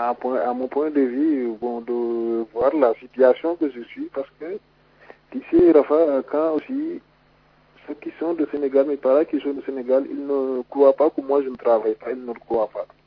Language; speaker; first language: French; non-native, local second language; Wolof